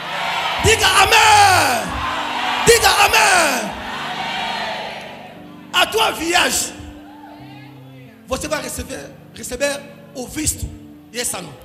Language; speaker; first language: Portuguese; non-native, learner; Lingala